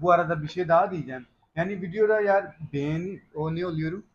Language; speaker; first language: Turkish; non-native, learner; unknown